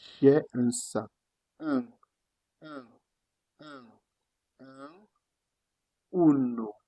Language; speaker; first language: French; non-native, fluent; Italian